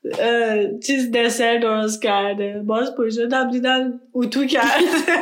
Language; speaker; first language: Persian; early bilingual, heritage; Persian